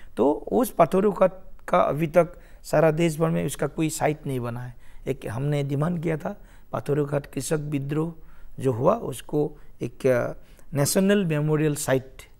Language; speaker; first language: Hindi; non-native, local second language; Assamese